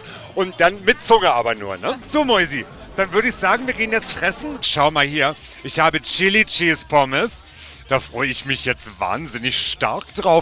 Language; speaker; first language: German; native; German